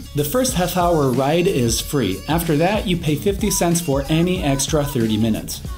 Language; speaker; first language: English; non-native, fluent; Italian